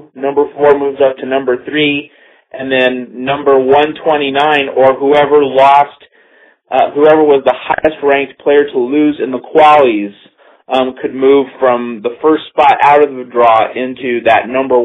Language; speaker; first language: English; native; English